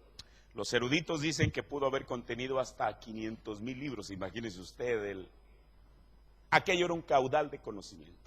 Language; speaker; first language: Spanish; native; Spanish